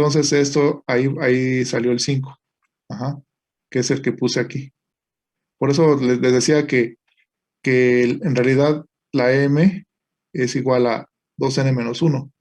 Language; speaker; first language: Spanish; native; Spanish